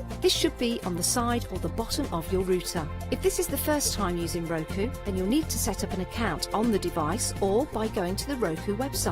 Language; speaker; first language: English; native; English